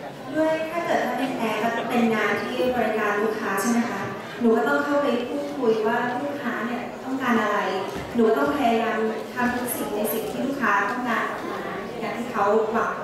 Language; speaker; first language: Thai; native; Thai